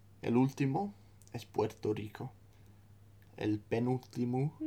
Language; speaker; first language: Spanish; non-native, fluent; English